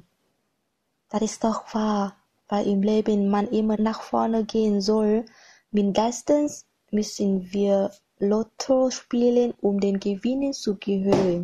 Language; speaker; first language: German; non-native, learner; Vietnamese